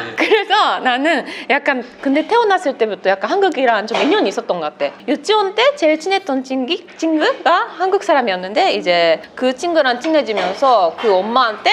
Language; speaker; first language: Korean; non-native, fluent; Japanese